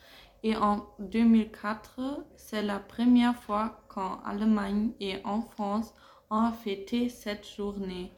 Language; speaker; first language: French; non-native, learner; German